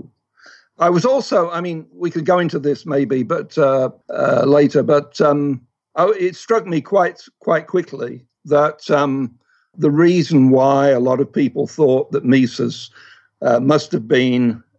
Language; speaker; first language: English; native; English